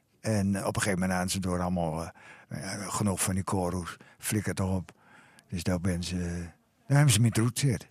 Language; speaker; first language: Dutch; native; Dutch